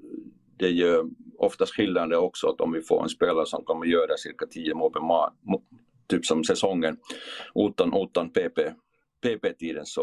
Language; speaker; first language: Swedish; non-native, fluent; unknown